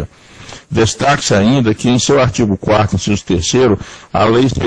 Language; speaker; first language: Portuguese; native; Portuguese